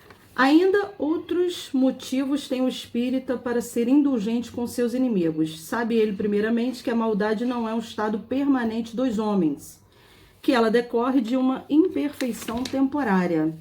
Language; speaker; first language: Portuguese; native; Portuguese